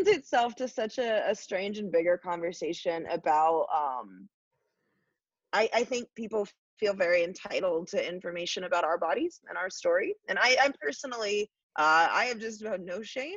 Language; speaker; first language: English; native; English